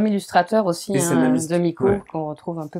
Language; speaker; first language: French; native; French